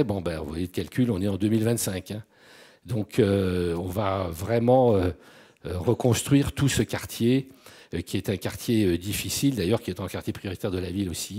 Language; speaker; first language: French; native; French